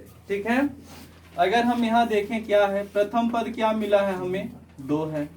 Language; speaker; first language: Hindi; native; Hindi